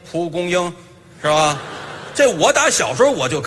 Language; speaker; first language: Chinese; native; Chinese